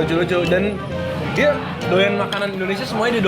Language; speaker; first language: Indonesian; native; Indonesian